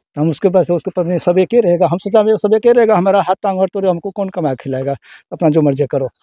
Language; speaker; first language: Hindi; non-native, local second language; Maithili